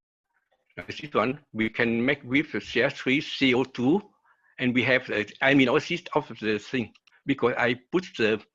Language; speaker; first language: English; non-native, learner; Vietnamese